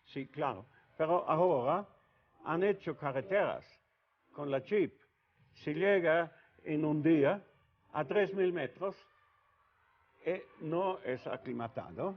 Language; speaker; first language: Spanish; non-native, learner; Italian